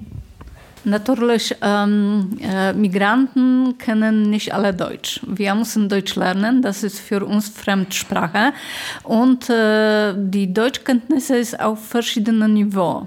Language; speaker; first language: German; non-native, fluent; Polish